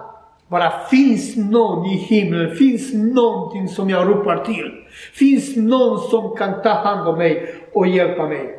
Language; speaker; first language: Swedish; non-native, learner; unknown